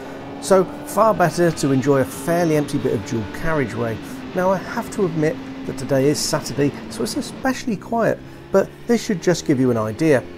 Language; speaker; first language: English; native; English